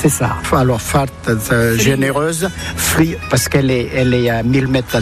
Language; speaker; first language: French; early bilingual, other home language; Portuguese